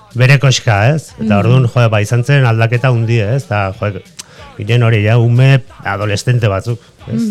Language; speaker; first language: Basque; native; Basque